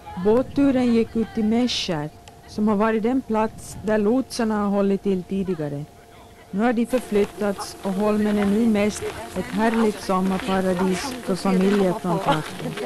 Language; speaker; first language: Swedish; native; Swedish